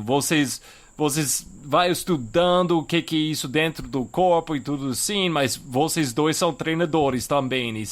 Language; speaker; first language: Portuguese; non-native, fluent; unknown